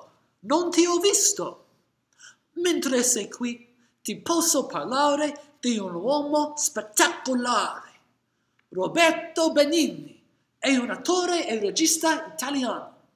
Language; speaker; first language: Italian; non-native, learner; English